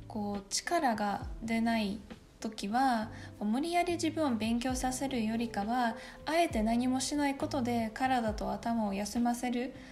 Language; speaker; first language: Japanese; non-native, fluent; Russian